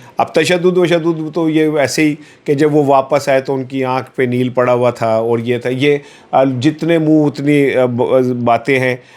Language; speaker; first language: Urdu; non-native, local second language; Punjabi